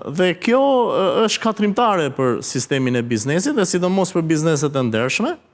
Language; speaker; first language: Albanian; native; Albanian